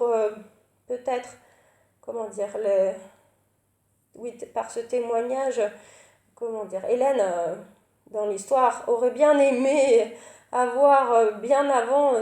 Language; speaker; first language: French; native; French